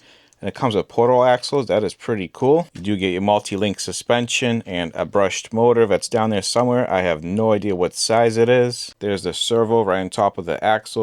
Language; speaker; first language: English; native; English